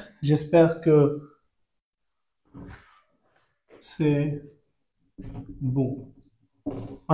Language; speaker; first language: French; non-native, fluent; Bangla